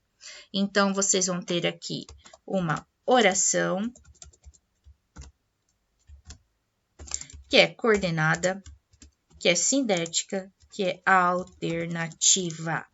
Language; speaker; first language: Portuguese; native; Portuguese